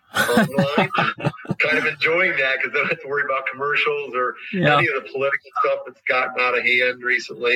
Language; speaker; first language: English; native; English